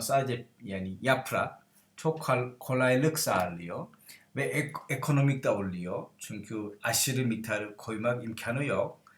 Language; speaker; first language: Turkish; non-native, learner; Korean